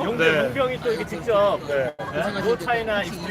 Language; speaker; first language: Korean; native; Korean